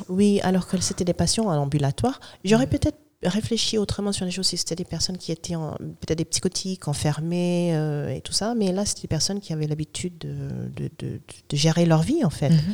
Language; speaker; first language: French; non-native, fluent; English